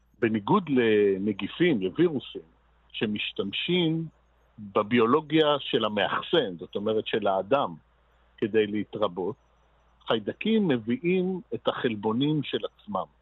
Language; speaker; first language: Hebrew; native; Hebrew